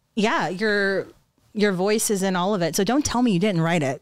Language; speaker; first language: English; native; English